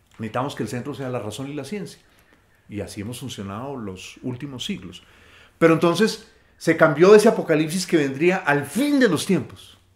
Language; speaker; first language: Spanish; native; Spanish